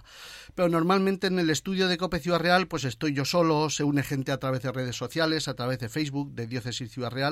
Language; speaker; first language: Spanish; native; Spanish